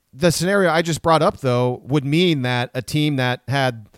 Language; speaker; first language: English; native; English